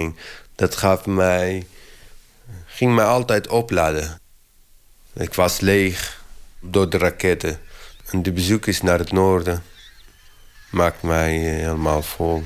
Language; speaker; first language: Dutch; non-native, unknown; Kurdish